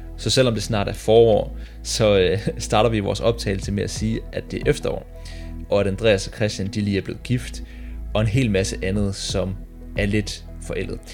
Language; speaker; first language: Danish; native; Danish